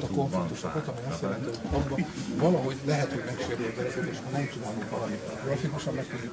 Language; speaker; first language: Hungarian; native; Hungarian